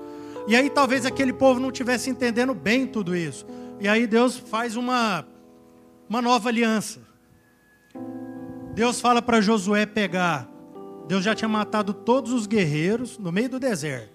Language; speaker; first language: Portuguese; native; Portuguese